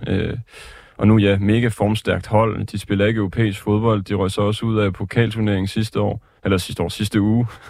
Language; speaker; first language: Danish; native; Danish